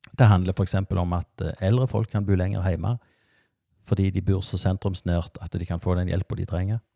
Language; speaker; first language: Norwegian; native; Norwegian